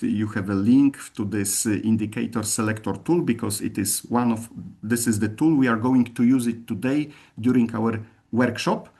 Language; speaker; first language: English; non-native, fluent; Polish